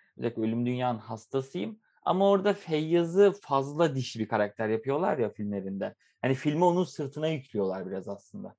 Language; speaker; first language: Turkish; native; Turkish